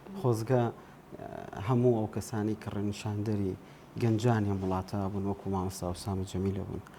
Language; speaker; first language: Central Kurdish; native; Central Kurdish